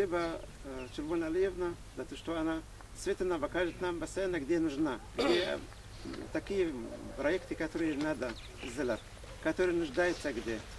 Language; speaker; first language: Russian; non-native, fluent; Arabic